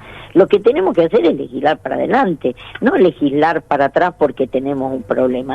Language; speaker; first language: Spanish; native; Spanish